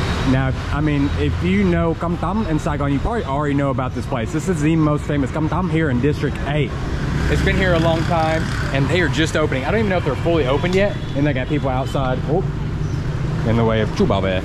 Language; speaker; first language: English; native; English